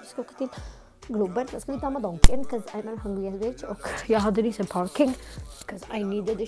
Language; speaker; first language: Swedish; native; Swedish